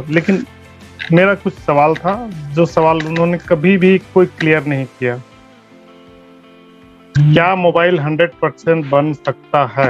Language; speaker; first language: Hindi; native; Hindi